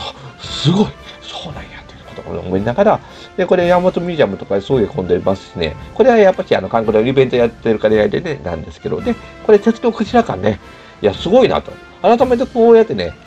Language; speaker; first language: Japanese; native; Japanese